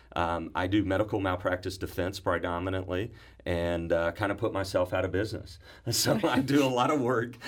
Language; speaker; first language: English; native; English